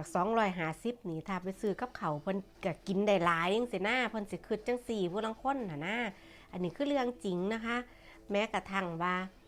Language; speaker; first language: Thai; native; Thai